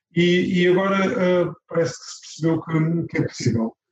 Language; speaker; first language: Portuguese; native; Portuguese